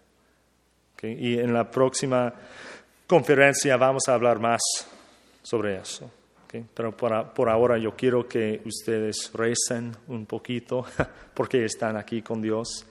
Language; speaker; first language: Spanish; non-native, fluent; English